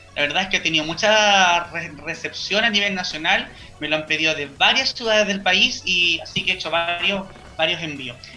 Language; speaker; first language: Spanish; native; Spanish